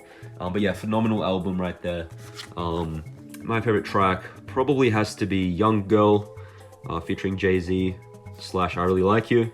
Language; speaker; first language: English; native; English